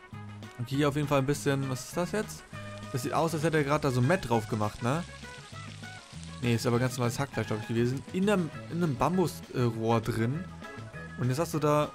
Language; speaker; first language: German; native; German